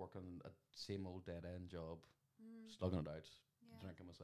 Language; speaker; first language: English; native; English